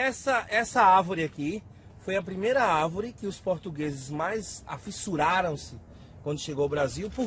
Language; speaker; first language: Portuguese; native; Portuguese